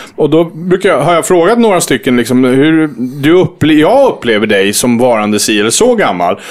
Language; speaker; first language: Swedish; native; Swedish